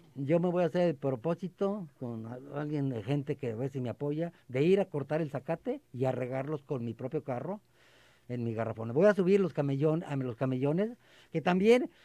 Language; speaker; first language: Spanish; native; Spanish